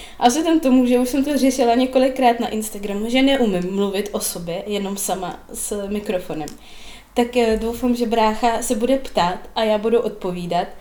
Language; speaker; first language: Czech; non-native, fluent; Russian